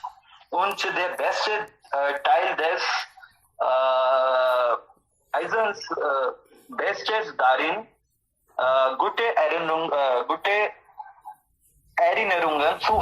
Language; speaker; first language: German; non-native, learner; Hindi